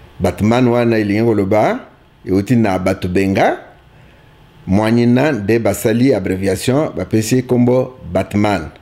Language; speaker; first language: Lingala; native; Lingala